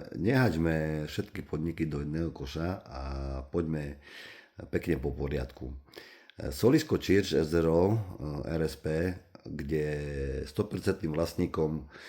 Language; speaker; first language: Slovak; native; Slovak